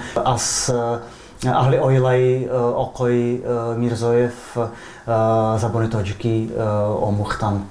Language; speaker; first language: Persian; non-native, fluent; Czech